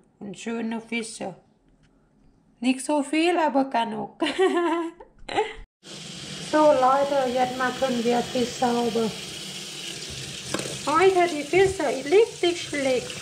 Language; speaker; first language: German; non-native, learner; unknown